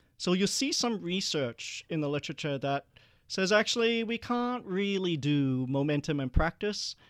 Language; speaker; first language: English; early bilingual, other home language; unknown